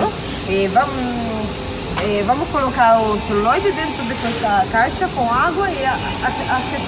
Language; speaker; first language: Portuguese; non-native, learner; Italian